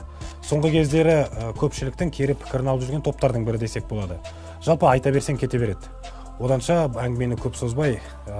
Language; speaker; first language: Kazakh; native; Kazakh